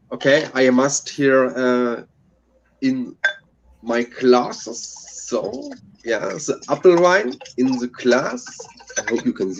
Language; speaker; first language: English; non-native, learner; German